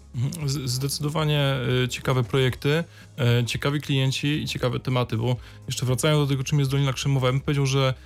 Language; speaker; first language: Polish; native; Polish